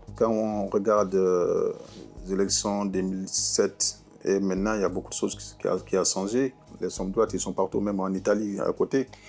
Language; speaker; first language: French; non-native, fluent; Soninke